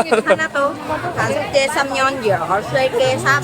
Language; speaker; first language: Korean; non-native, learner; Vietnamese